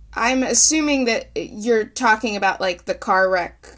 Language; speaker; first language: English; native; English